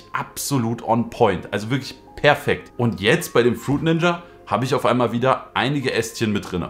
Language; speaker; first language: German; native; German